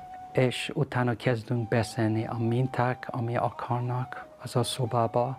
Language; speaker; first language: Hungarian; non-native, learner; Persian